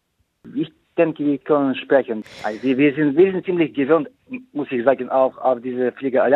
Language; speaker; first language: German; non-native, fluent; Ukrainian